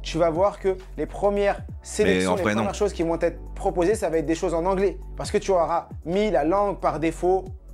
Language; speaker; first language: French; native; French